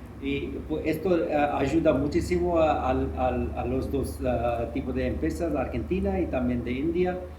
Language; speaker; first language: Spanish; non-native, fluent; Hindi